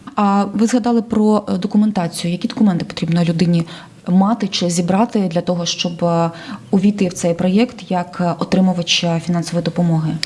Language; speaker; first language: Ukrainian; native; Ukrainian